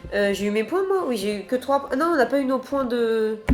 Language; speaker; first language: French; native; French